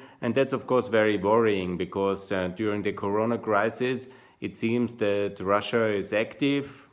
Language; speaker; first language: English; non-native, fluent; German